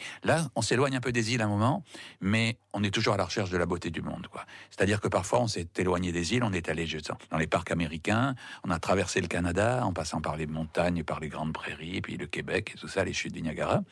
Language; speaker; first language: French; native; French